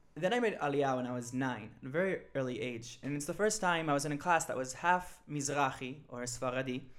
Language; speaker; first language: English; early bilingual, other home language; Hebrew